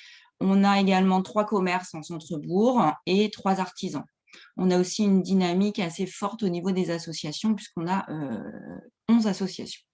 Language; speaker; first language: French; native; French